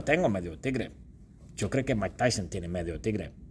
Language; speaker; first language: Spanish; non-native, fluent; English